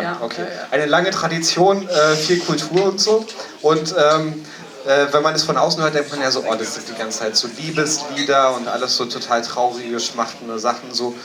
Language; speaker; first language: German; native; German